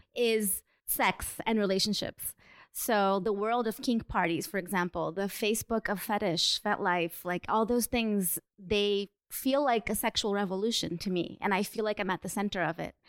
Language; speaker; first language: English; non-native, fluent; Portuguese